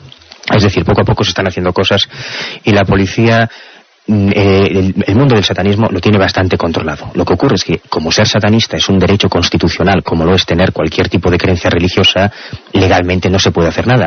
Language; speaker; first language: Spanish; native; Spanish